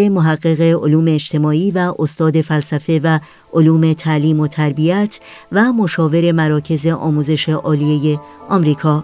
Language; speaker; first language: Persian; native; Persian